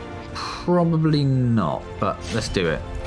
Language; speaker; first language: English; native; English